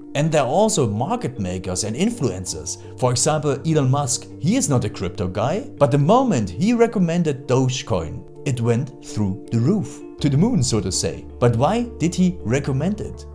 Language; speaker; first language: English; non-native, fluent; German